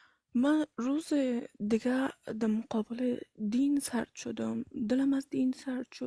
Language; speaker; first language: Persian; early bilingual, heritage; Persian